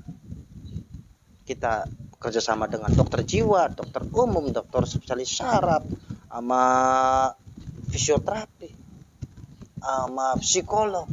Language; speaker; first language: Indonesian; native; Indonesian